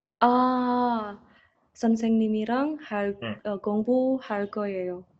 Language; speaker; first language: Korean; non-native, learner; Indonesian